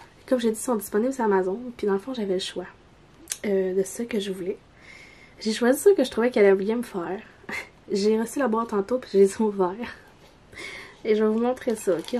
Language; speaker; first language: French; native; French